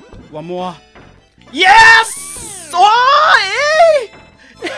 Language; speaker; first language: English; non-native, learner; Japanese